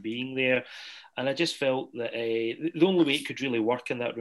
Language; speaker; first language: English; native; English